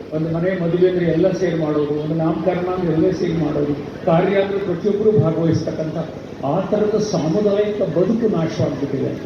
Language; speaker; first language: Kannada; native; Kannada